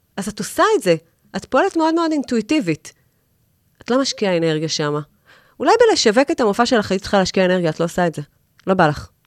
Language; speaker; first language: Hebrew; native; Hebrew